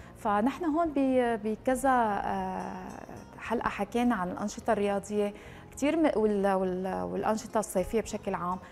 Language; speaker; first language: Arabic; native; Arabic